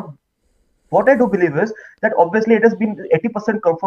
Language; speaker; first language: English; non-native, local second language; Hindi